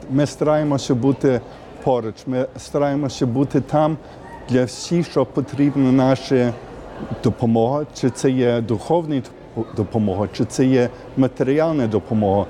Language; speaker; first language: Ukrainian; early bilingual, heritage; Ukrainian